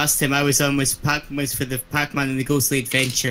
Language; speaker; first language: English; native; English